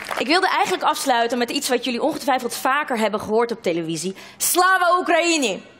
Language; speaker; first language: Dutch; early bilingual, other home language; Russian